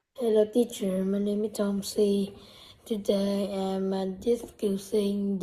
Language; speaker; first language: English; non-native, learner; Vietnamese